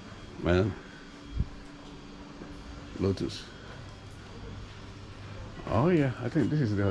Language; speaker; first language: English; non-native, learner; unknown